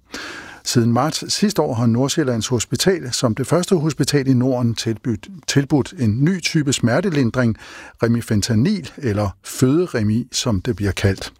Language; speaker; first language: Danish; native; Danish